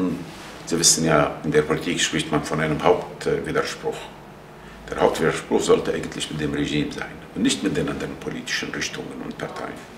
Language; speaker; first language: German; non-native, fluent; Arabic